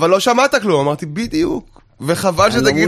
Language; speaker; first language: Hebrew; native; Hebrew